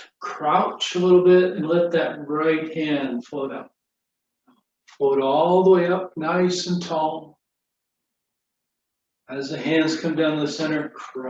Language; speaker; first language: English; native; English